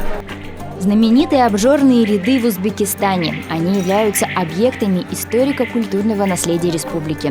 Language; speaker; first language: Russian; native; Russian